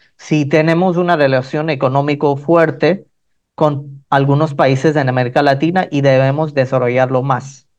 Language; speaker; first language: Spanish; non-native, fluent; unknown